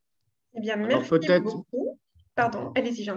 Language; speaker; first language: French; native; French